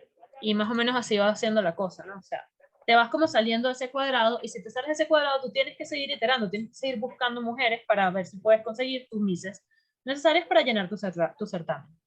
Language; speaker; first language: Spanish; native; Spanish